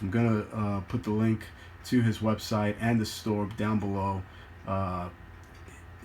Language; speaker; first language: English; native; English